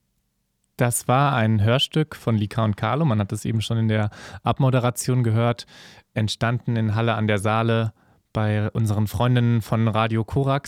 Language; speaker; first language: German; native; German